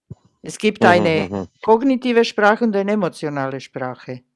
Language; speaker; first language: German; non-native, fluent; Croatian